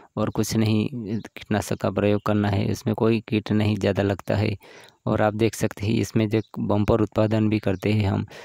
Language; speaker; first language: Hindi; non-native, local second language; Gujarati